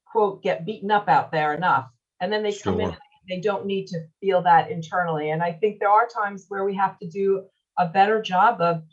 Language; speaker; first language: English; native; English